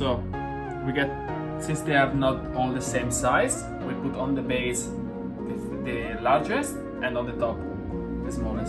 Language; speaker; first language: English; non-native, fluent; Italian